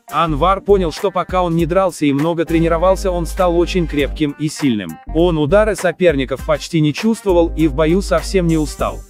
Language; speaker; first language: Russian; non-native, local second language; Uzbek